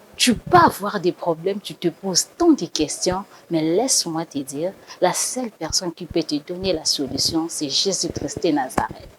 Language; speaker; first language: French; non-native, local second language; Lingala